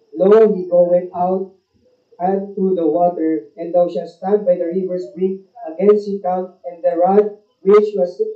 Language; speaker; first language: English; non-native, local second language; Filipino